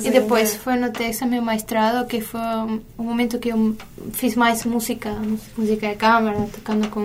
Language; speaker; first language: Portuguese; non-native, fluent; Spanish